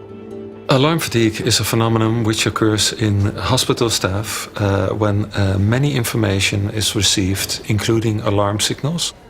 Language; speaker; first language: English; non-native, fluent; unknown